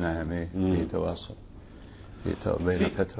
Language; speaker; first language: Arabic; native; Arabic